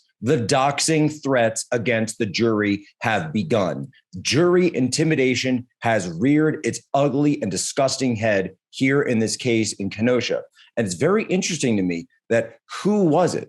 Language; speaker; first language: English; native; English